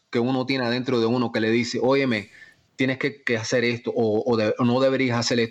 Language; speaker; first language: Spanish; early bilingual, heritage; Spanish